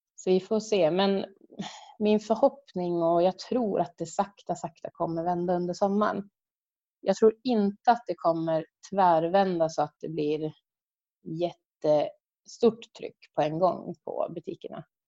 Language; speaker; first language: Swedish; native; Swedish